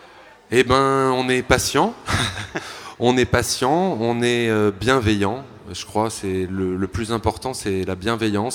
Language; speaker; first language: French; native; French